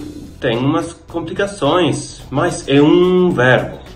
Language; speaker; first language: Portuguese; non-native, fluent; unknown